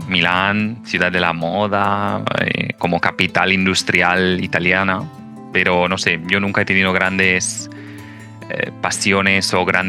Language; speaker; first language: Spanish; non-native, fluent; Italian